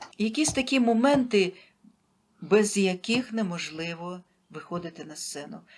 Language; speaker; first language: Ukrainian; native; Ukrainian